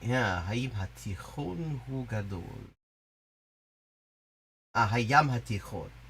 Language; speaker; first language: Hebrew; non-native, learner; English